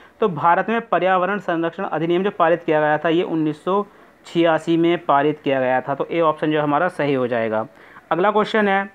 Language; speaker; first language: Hindi; native; Hindi